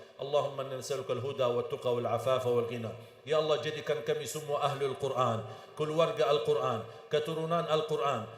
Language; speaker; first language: Malay; non-native, fluent; Arabic